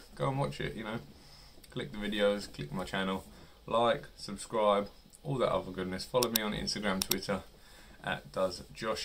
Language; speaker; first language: English; native; English